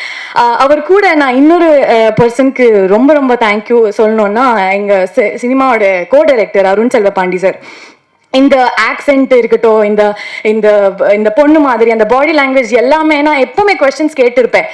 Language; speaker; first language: Tamil; non-native, learner; Kannada